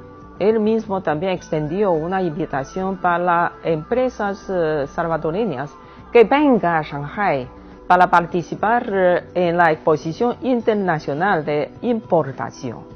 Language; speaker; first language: Spanish; non-native, fluent; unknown